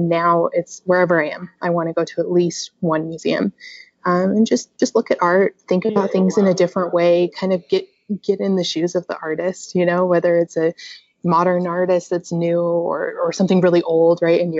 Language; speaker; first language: English; native; English